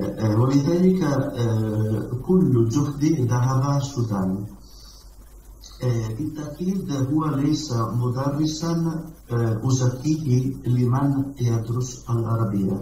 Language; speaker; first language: Arabic; non-native, learner; Italian